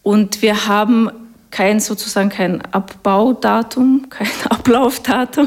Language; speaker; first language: German; non-native, fluent; Russian